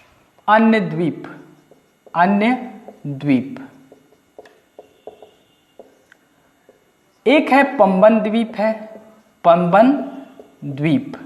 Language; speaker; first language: Hindi; native; Hindi